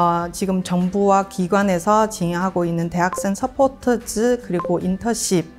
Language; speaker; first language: Korean; non-native, fluent; Chinese